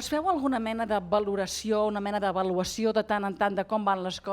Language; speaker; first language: Catalan; native; Catalan